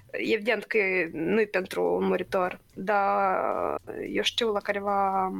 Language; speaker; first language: Romanian; native; Romanian